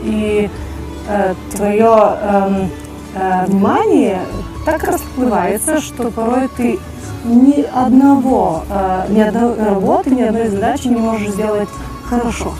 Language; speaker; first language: Russian; native; Russian